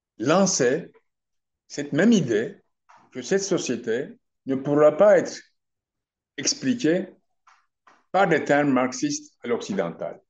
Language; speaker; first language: French; non-native, fluent; Turkish